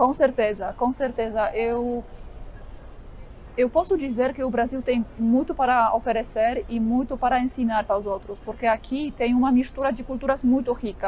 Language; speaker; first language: Portuguese; non-native, fluent; Polish